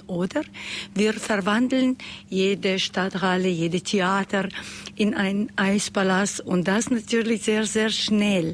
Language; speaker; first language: German; non-native, fluent; Russian